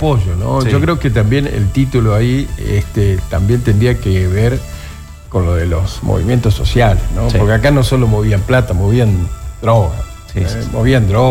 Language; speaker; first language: Spanish; native; Spanish